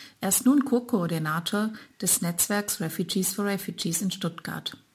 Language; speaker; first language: German; native; German